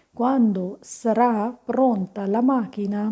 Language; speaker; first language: Italian; non-native, fluent; Punjabi